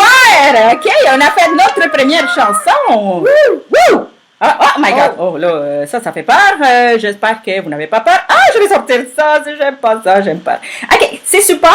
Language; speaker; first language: French; native; French